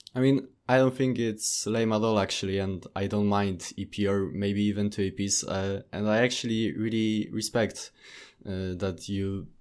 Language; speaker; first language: English; non-native, fluent; Polish